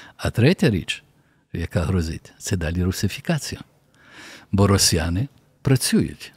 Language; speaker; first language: Ukrainian; early bilingual, heritage; Ukrainian